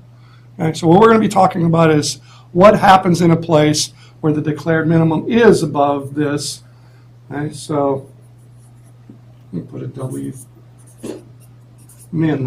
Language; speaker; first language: English; native; English